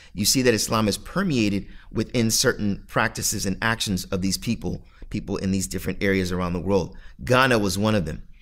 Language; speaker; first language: English; native; English